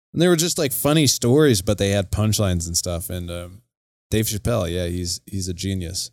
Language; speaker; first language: English; native; English